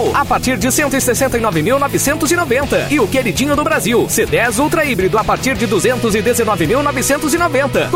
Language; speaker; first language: Portuguese; native; Portuguese